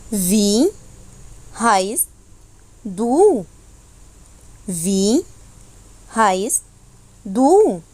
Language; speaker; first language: German; non-native, fluent; Arabic